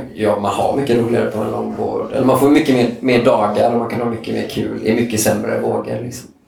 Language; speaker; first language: Swedish; native; Swedish